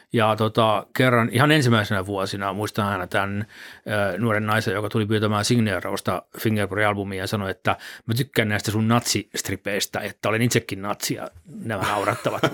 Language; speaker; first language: Finnish; native; Finnish